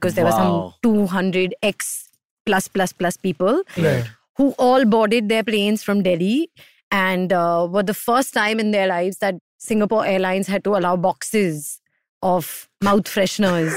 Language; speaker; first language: English; non-native, local second language; Hindi